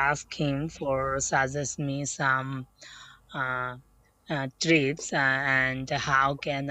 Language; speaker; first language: English; non-native, learner; Bangla